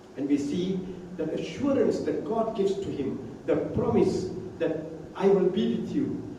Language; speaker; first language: English; non-native, local second language; Tamil